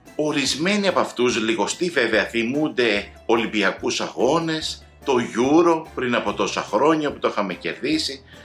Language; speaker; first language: Greek; native; Greek